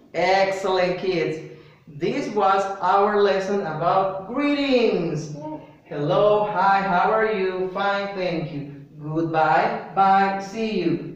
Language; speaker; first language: English; non-native, fluent; Spanish